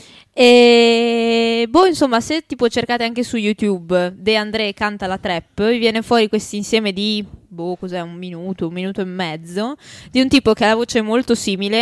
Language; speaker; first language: Italian; native; Italian